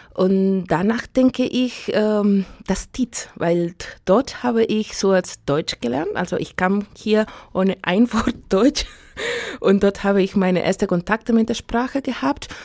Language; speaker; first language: German; non-native, fluent; Spanish